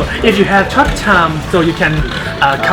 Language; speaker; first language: English; non-native, learner; Thai